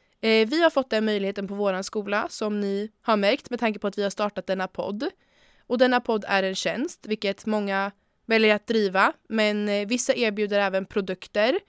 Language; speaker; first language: Swedish; early bilingual, other home language; German